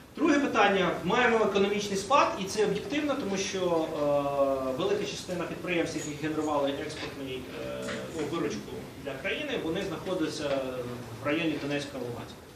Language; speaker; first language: Ukrainian; native; Ukrainian